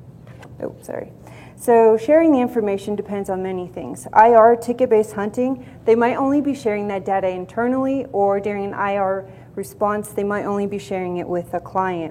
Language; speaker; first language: English; native; English